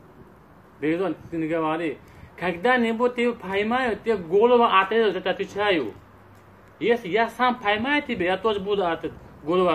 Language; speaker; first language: Russian; non-native, learner; Uzbek